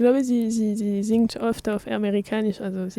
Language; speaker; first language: German; non-native, fluent; French